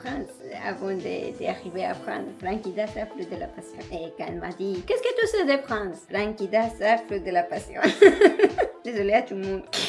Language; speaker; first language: French; non-native, learner; Spanish